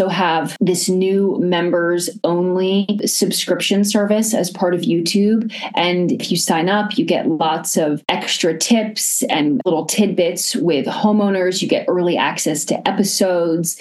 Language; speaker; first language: English; native; English